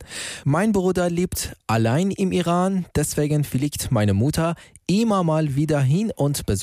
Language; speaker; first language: German; non-native, fluent; Persian